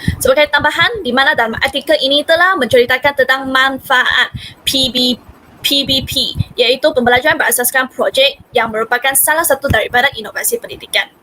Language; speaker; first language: Malay; non-native, local second language; Hakka Chinese